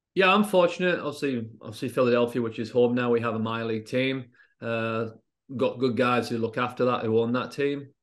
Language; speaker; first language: English; native; English